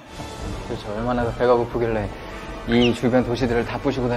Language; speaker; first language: Korean; native; Korean